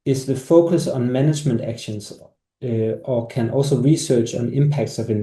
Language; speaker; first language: English; non-native, fluent; Danish